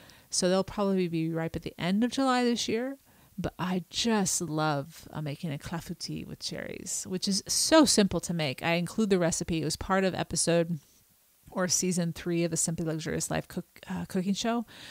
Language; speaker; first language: English; native; English